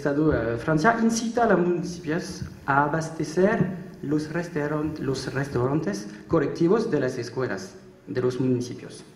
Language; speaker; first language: Spanish; non-native, learner; French